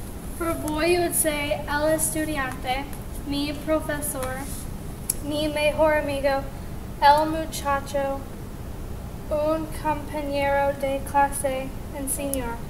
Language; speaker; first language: Spanish; non-native, learner; English